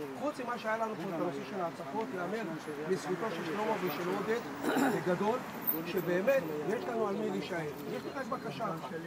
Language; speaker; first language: Hebrew; native; Hebrew